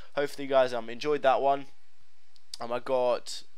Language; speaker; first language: English; native; English